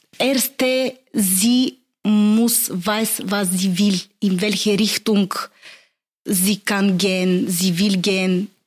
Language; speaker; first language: German; non-native, learner; Bulgarian